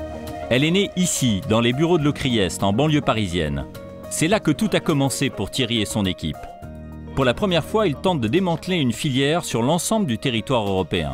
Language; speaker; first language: French; native; French